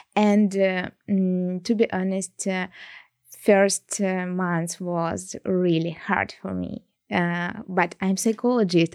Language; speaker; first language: English; non-native, fluent; Ukrainian